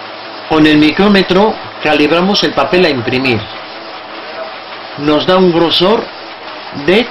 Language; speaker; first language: Spanish; native; Spanish